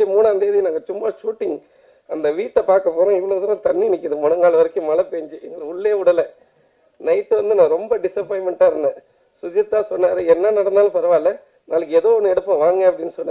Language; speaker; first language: Tamil; native; Tamil